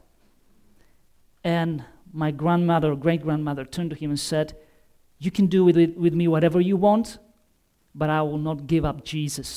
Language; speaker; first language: English; non-native, fluent; Bulgarian